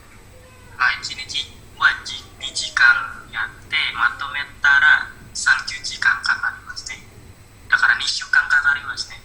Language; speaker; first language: Japanese; non-native, learner; Indonesian